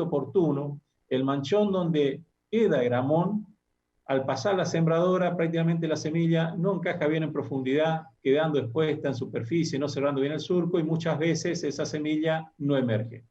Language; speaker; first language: Spanish; native; Spanish